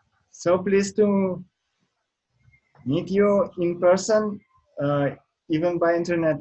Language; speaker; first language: English; non-native, learner; Russian